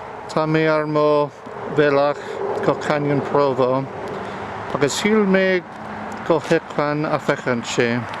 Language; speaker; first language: Irish; non-native, learner; English